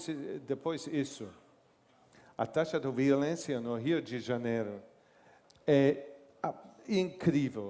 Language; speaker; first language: Portuguese; non-native, learner; English